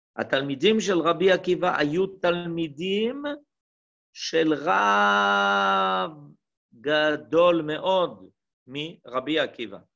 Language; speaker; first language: Hebrew; non-native, fluent; French